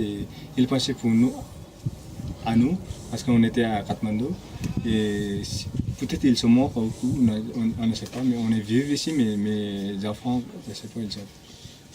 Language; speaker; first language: French; non-native, fluent; Nepali